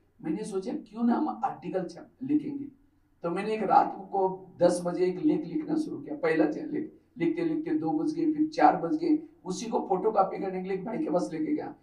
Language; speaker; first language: Hindi; non-native, local second language; Marathi